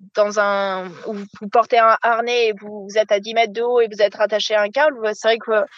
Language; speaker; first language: French; native; French